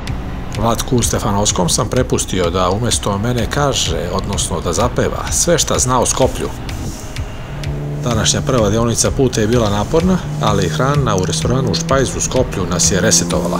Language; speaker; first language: Croatian; native; Croatian